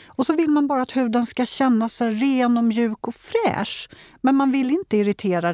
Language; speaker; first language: Swedish; native; Swedish